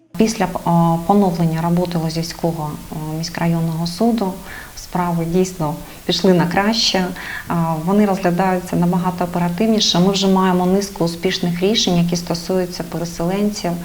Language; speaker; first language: Ukrainian; native; Ukrainian